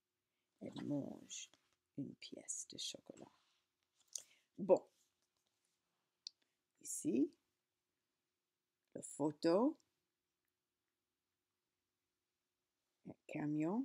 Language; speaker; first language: French; non-native, learner; English